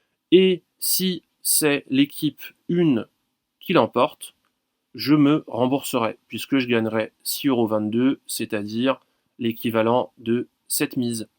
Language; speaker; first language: French; native; French